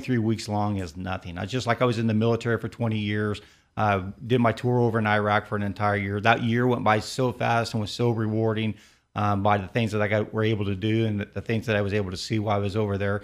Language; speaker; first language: English; native; English